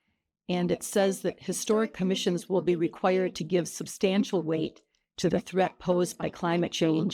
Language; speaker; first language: English; native; English